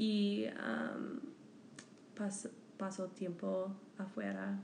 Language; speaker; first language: Spanish; non-native, learner; English